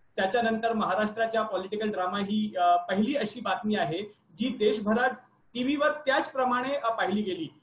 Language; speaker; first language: Marathi; non-native, local second language; Hindi